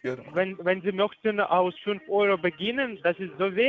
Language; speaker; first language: German; non-native, learner; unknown